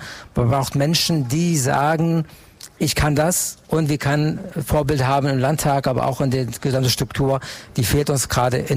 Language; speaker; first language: German; non-native, fluent; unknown